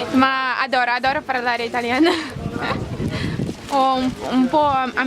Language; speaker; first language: Italian; non-native, learner; Russian